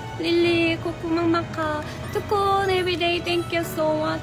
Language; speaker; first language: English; non-native, learner; Korean